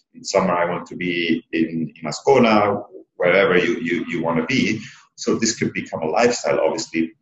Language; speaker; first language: English; non-native, fluent; Italian